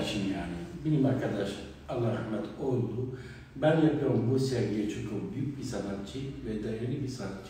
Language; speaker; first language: Turkish; non-native, learner; Arabic